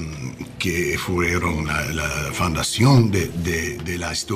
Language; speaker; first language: Spanish; non-native, learner; English